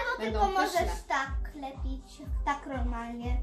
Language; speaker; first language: Polish; early bilingual, heritage; Polish